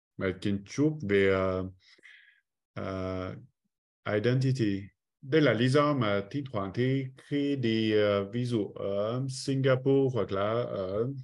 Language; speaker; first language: Vietnamese; non-native, fluent; French